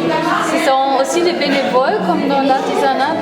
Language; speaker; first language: French; native; French